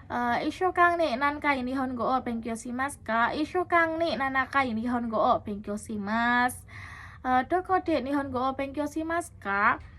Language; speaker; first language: Japanese; non-native, learner; Indonesian